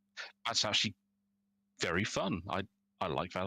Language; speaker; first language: English; native; English